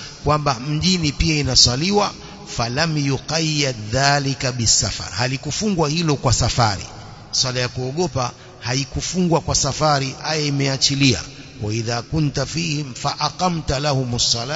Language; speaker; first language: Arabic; non-native, fluent; Swahili